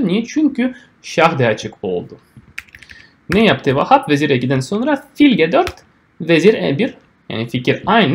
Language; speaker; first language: Turkish; non-native, fluent; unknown